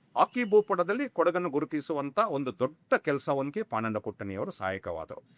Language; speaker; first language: Kannada; non-native, local second language; Kodava